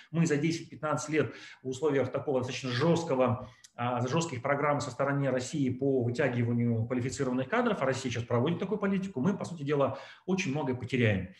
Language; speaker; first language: Russian; native; Russian